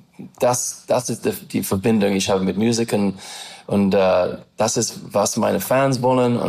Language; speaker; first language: German; non-native, learner; English